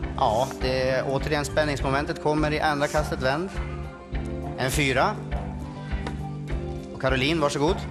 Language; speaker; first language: Swedish; native; Swedish